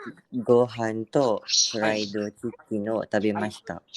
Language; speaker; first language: Japanese; non-native, learner; Malay